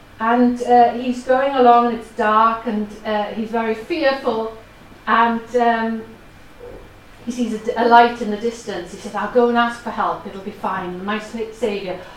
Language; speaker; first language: English; non-native, local second language; Welsh